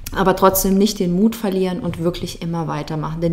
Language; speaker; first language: German; early bilingual, other home language; Russian